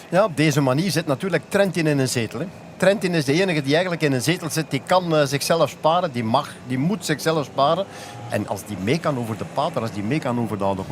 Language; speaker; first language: Dutch; native; Dutch